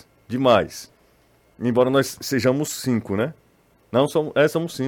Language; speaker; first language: Portuguese; native; Portuguese